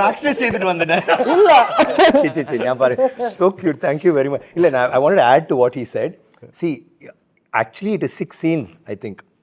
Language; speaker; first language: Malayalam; non-native, fluent; Tamil